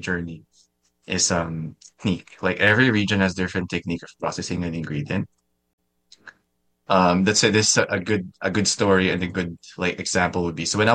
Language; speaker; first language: English; non-native, local second language; Filipino